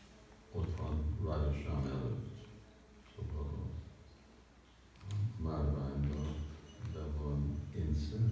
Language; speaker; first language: Hungarian; early bilingual, heritage; Hungarian